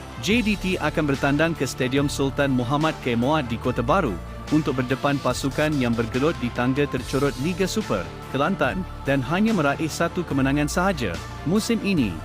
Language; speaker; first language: Malay; native; Malay